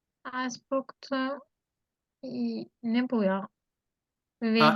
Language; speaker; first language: English; non-native, learner; Turkish